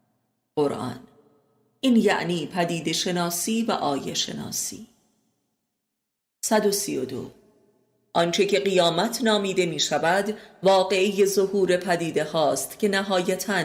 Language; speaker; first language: Persian; native; Persian